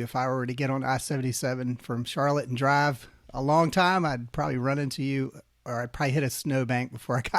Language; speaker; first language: English; native; English